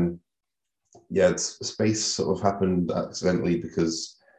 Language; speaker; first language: English; native; English